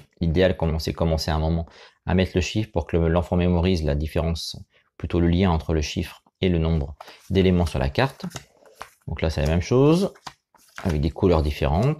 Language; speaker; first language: French; native; French